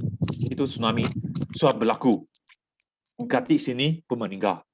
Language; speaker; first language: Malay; non-native, local second language; Chinese